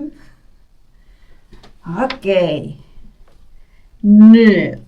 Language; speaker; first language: Finnish; non-native, learner; Filipino